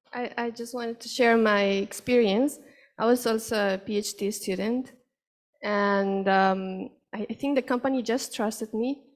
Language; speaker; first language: English; non-native, fluent; Spanish